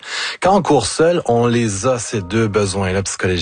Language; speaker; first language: French; native; French